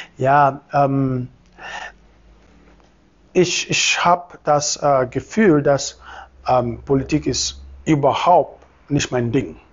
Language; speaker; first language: German; non-native, fluent; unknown